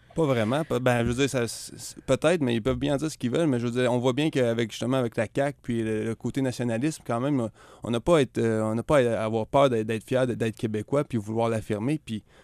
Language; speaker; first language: French; native; French